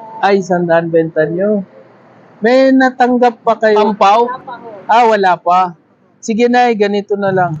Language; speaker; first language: Filipino; non-native, learner; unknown